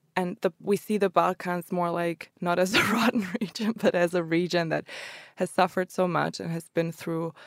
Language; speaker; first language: English; early bilingual, other home language; Croatian